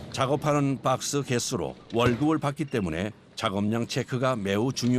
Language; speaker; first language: Korean; native; Korean